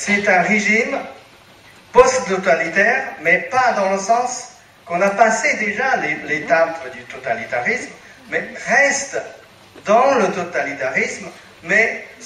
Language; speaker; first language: French; non-native, fluent; Chinese